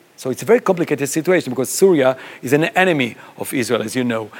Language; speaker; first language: English; non-native, fluent; Hebrew